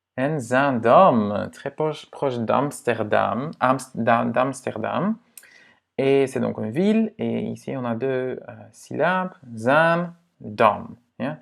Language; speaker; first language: French; non-native, fluent; Dutch